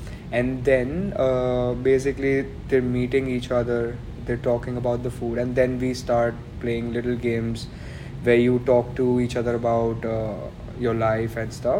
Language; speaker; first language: English; non-native, local second language; Gujarati